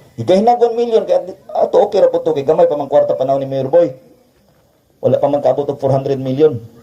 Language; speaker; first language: Cebuano; native; Cebuano